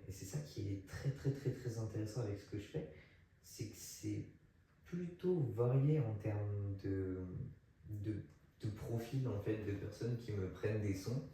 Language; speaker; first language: French; native; French